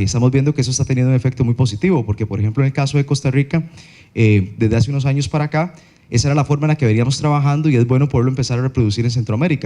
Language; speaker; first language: Spanish; native; Spanish